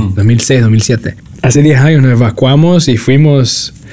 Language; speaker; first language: Spanish; early bilingual, heritage; Spanish